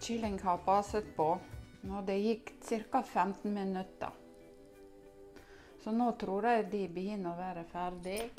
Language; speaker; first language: Norwegian; non-native, learner; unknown